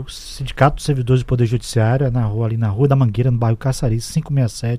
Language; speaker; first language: Portuguese; native; Portuguese